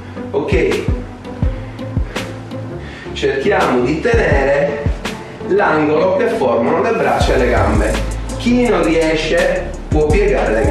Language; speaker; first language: Italian; native; Italian